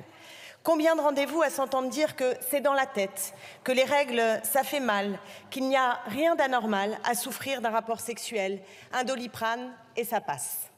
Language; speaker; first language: French; native; French